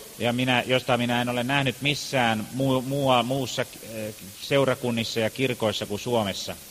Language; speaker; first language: Finnish; native; Finnish